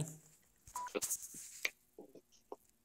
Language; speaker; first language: English; non-native, learner; Korean